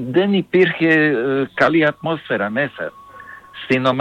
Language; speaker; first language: Greek; non-native, fluent; Serbian